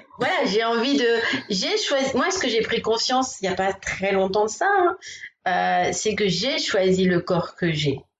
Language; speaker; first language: French; native; French